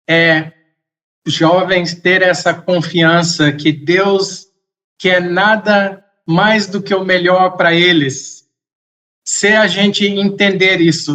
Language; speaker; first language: Portuguese; non-native, fluent; English